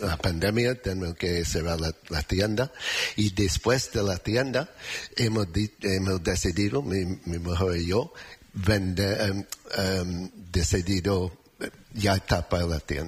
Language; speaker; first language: Spanish; non-native, learner; English